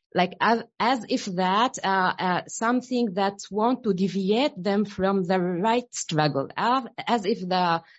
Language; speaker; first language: English; non-native, learner; Arabic